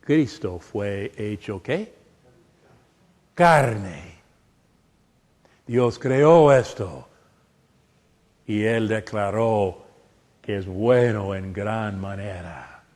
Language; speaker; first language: Spanish; non-native, fluent; English